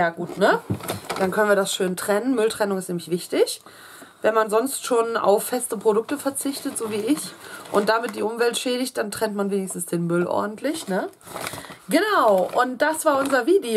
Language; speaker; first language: German; native; German